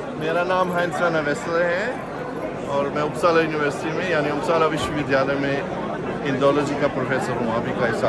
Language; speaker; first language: Hindi; non-native, fluent; German